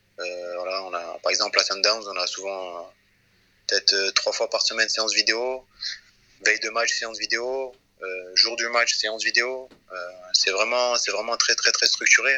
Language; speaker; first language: French; early bilingual, other home language; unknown